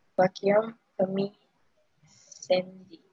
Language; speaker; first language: Indonesian; non-native, learner; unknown